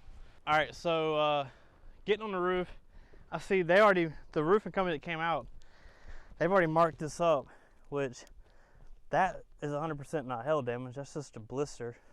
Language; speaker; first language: English; native; English